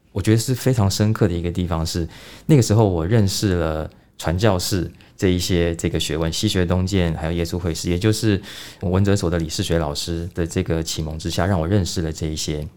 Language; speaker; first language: Chinese; native; Chinese